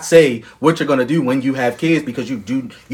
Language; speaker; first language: English; native; English